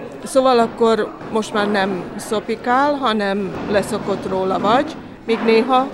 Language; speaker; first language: Hungarian; native; Hungarian